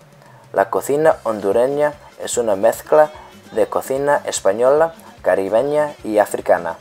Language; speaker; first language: Spanish; non-native, learner; English